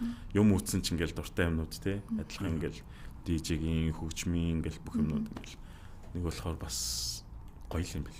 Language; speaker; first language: Mongolian; native; Mongolian